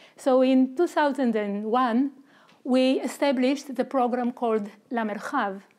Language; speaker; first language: English; non-native, fluent; Romanian